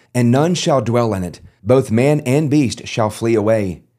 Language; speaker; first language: English; native; English